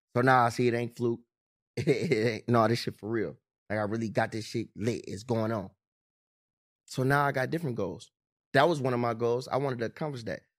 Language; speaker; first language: English; native; English